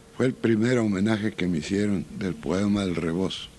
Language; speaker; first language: Spanish; native; Spanish